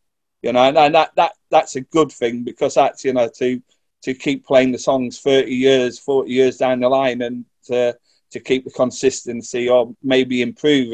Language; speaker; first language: English; native; English